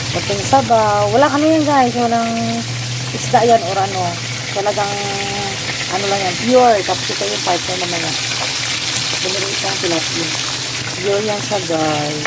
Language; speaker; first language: Filipino; non-native, local second language; Hiligaynon